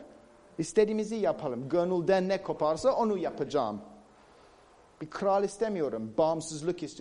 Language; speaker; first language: Turkish; non-native, fluent; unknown